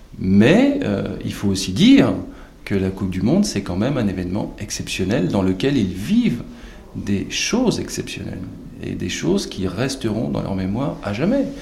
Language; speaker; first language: French; native; French